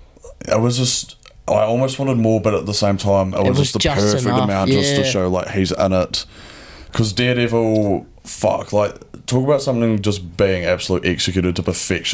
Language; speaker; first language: English; native; English